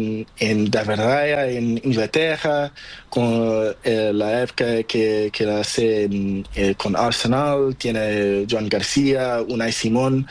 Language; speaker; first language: Spanish; non-native, learner; Portuguese